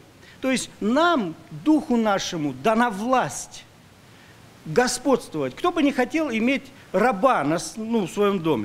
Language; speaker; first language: Russian; native; Russian